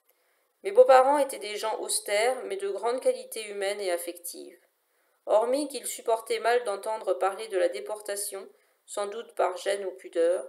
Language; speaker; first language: French; native; French